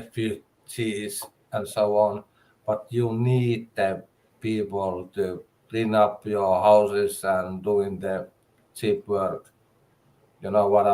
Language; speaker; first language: English; non-native, learner; Finnish